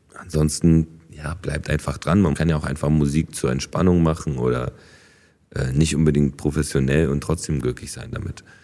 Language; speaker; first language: German; early bilingual, other home language; Polish